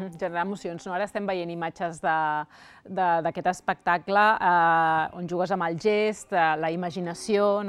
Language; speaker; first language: Catalan; native; Catalan